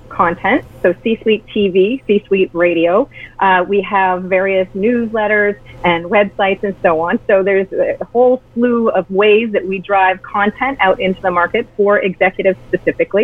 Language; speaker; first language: English; native; English